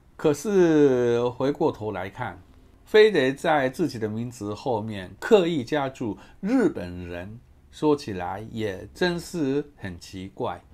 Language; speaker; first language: Chinese; non-native, fluent; Japanese